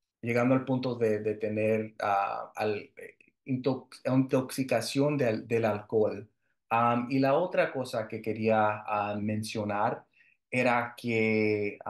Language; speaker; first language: Spanish; early bilingual, heritage; Spanish